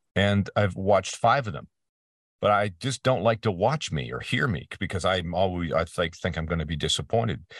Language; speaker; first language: English; native; English